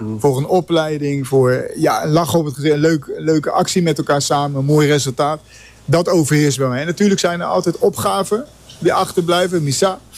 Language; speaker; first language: Dutch; native; Dutch